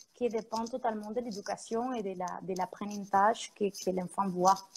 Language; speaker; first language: French; non-native, fluent; Spanish